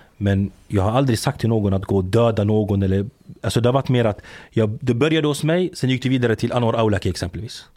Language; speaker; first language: Swedish; early bilingual, other home language; Arabic